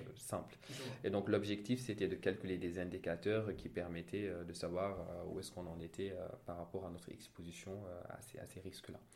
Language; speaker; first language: French; non-native, local second language; Wolof